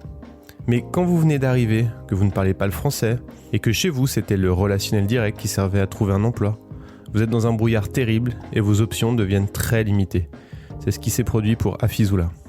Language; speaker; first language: French; native; French